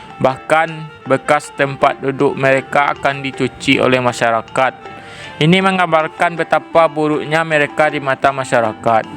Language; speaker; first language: Malay; non-native, local second language; Minangkabau